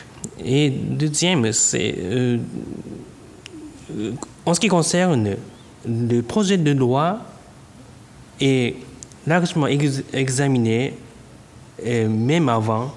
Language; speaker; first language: French; non-native, fluent; Japanese